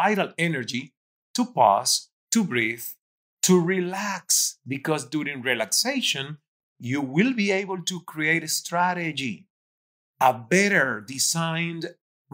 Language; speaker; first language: English; non-native, fluent; Spanish